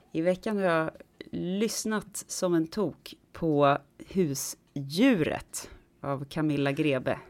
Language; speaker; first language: Swedish; native; Swedish